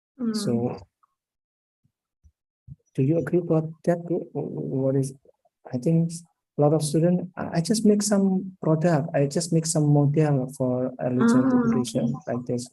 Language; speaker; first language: English; non-native, learner; Indonesian